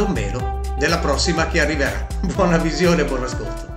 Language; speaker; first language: Italian; native; Italian